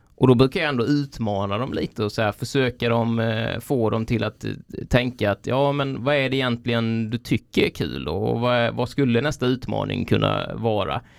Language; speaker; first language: Swedish; native; Swedish